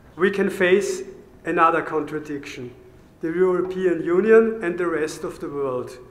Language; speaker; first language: English; non-native, fluent; German